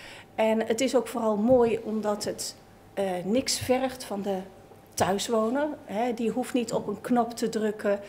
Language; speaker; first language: Dutch; native; Dutch